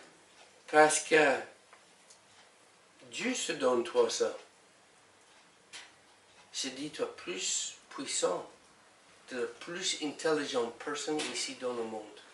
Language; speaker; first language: French; non-native, learner; English